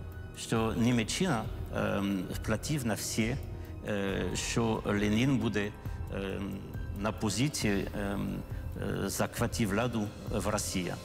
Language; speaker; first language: Ukrainian; non-native, learner; French